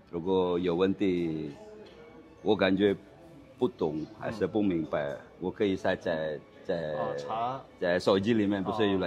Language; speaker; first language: Chinese; non-native, learner; Indonesian